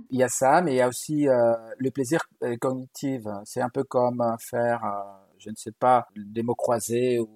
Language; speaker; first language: French; non-native, fluent; Galician